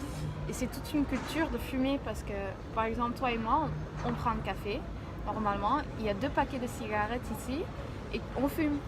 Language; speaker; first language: French; non-native, fluent; Dutch